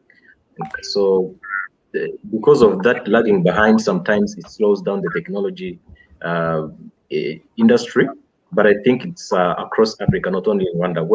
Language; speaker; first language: English; non-native, local second language; Kinyarwanda